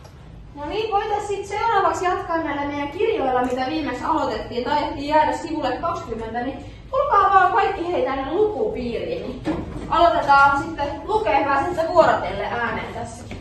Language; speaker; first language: Finnish; native; Finnish